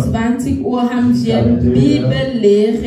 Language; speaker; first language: German; non-native, learner; French